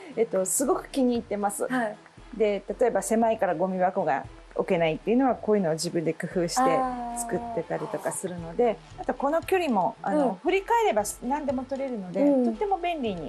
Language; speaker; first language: Japanese; native; Japanese